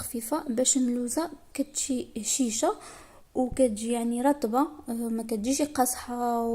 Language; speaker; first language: Arabic; native; Arabic